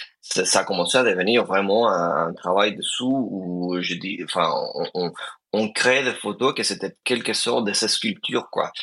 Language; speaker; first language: French; non-native, fluent; Spanish